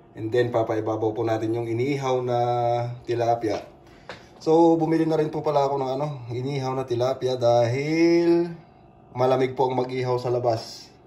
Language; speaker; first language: Filipino; non-native, local second language; Iloko